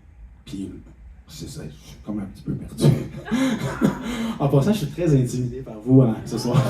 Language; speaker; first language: French; native; French